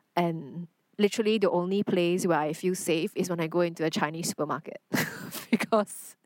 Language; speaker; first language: English; non-native, local second language; Chinese